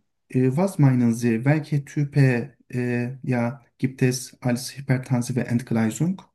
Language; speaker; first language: German; non-native, learner; Turkish